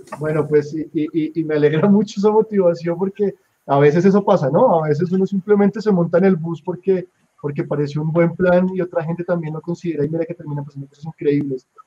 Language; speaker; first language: Spanish; native; Spanish